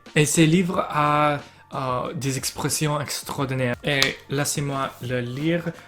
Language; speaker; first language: French; non-native, learner; English